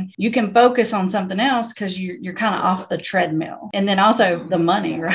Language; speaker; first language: English; native; English